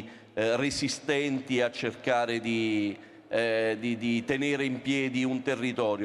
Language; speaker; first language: Italian; native; Italian